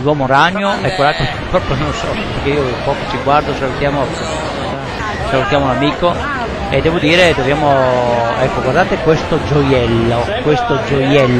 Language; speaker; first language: Italian; native; Italian